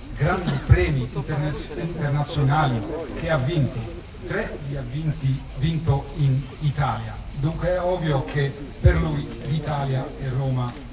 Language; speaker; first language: Italian; non-native, fluent; Dutch